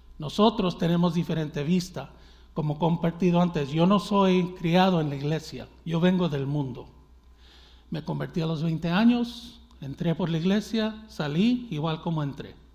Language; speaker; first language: Spanish; early bilingual, heritage; Spanish